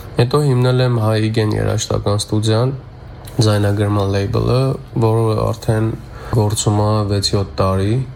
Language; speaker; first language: Armenian; native; Armenian